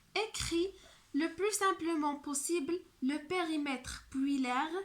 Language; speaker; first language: French; non-native, local second language; Arabic